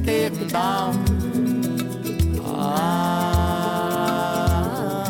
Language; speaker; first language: French; non-native, fluent; Portuguese